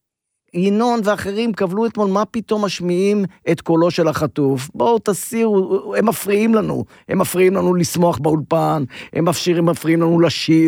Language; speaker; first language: Hebrew; native; Hebrew